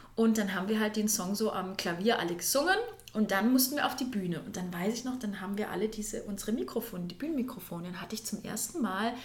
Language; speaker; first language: German; native; German